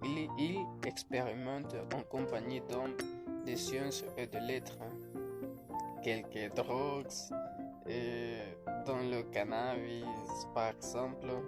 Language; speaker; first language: French; non-native, learner; Spanish